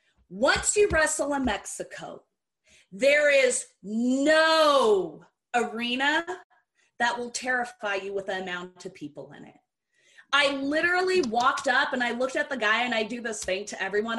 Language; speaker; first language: English; early bilingual, other home language; Portuguese